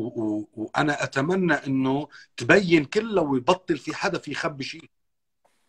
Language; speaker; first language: Arabic; native; Arabic